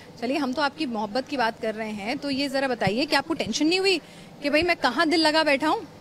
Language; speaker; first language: Hindi; native; Hindi